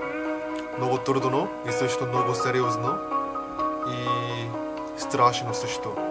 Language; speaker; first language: Bulgarian; non-native, learner; Korean